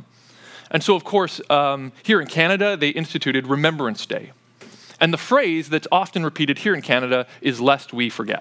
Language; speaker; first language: English; native; English